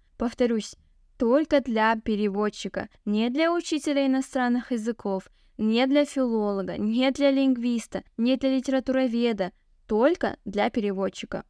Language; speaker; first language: Russian; non-native, local second language; Kazakh